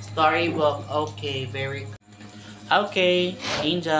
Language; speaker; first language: English; non-native, local second language; Cebuano